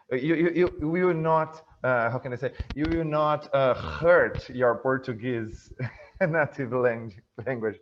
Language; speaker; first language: English; non-native, fluent; Portuguese